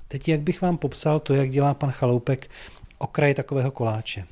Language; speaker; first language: Czech; native; Czech